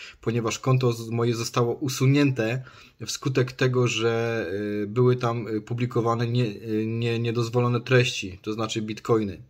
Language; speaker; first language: Polish; native; Polish